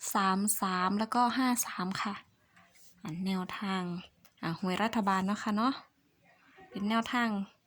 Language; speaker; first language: Thai; native; Thai